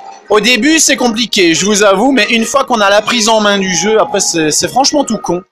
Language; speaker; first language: French; native; French